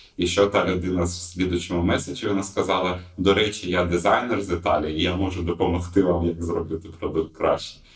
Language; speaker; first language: Ukrainian; non-native, local second language; Russian